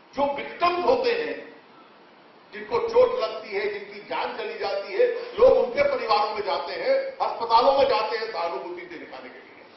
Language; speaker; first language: Hindi; native; Hindi